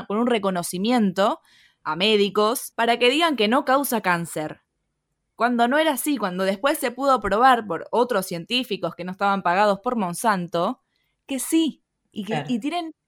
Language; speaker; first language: Spanish; native; Spanish